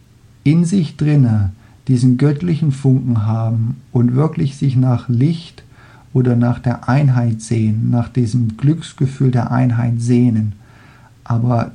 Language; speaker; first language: German; non-native, fluent; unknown